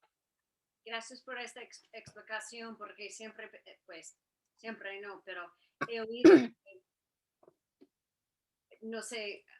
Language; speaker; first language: Spanish; non-native, fluent; English